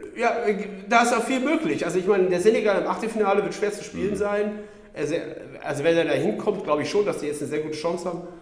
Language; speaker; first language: German; native; German